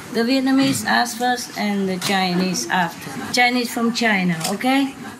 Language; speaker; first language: English; non-native, fluent; Vietnamese